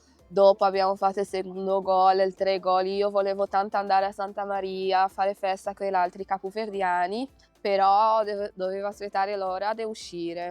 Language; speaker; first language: Italian; non-native, fluent; Kabuverdianu